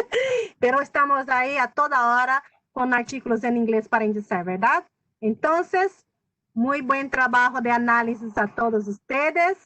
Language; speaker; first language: Spanish; non-native, fluent; Portuguese